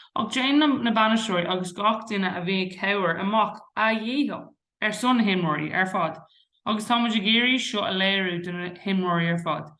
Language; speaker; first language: Irish; non-native, local second language; English